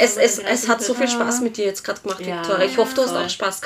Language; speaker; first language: German; native; German